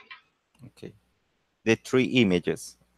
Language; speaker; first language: English; non-native, learner; Spanish